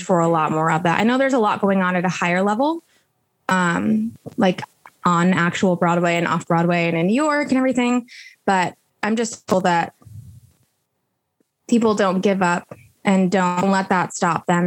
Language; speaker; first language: English; native; English